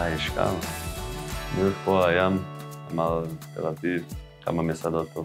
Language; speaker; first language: Hebrew; non-native, learner; Portuguese